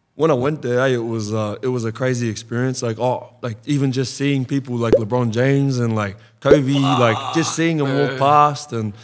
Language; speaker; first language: English; native; English